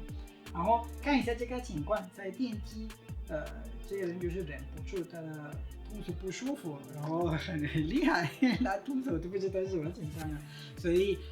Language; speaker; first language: Chinese; non-native, fluent; Spanish